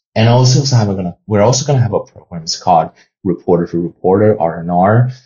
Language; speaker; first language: English; non-native, fluent; Chinese